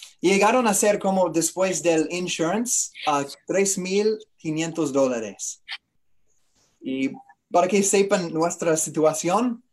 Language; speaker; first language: Spanish; non-native, learner; English